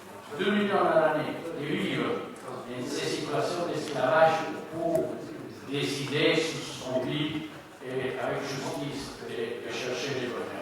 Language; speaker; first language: French; non-native, learner; Spanish